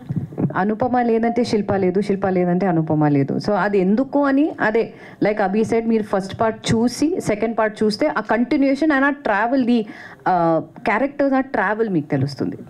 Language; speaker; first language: Telugu; non-native, fluent; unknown